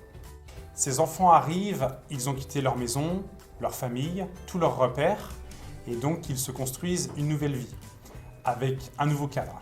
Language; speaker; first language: French; native; French